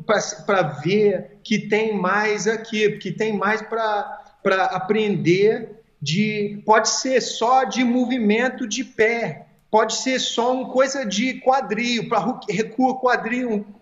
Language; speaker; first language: Portuguese; early bilingual, heritage; English